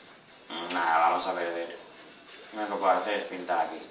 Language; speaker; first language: Spanish; native; Spanish